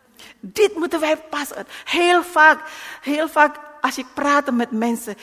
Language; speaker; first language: Dutch; non-native, learner; Indonesian